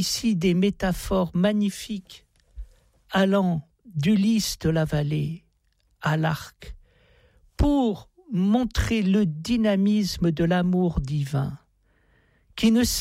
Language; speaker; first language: French; native; French